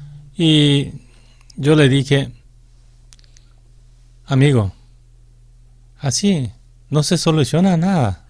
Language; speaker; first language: Spanish; non-native, fluent; Korean